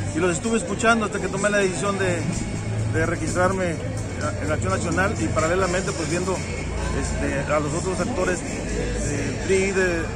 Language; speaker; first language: Spanish; native; Spanish